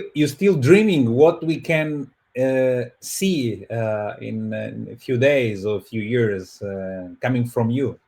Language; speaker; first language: English; non-native, fluent; Portuguese